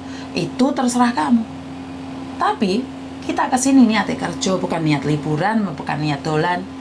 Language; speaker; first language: Indonesian; non-native, local second language; Javanese